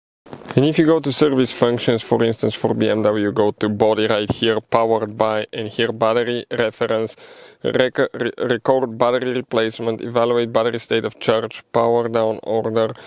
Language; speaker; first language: English; non-native, fluent; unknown